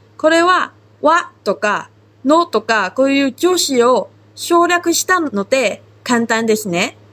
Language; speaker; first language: Japanese; non-native, fluent; Chinese